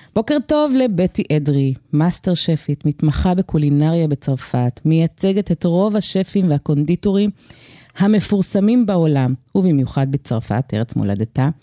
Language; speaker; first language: Hebrew; native; Hebrew